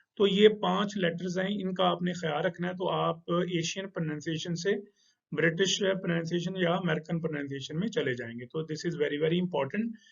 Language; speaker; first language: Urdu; non-native, local second language; Punjabi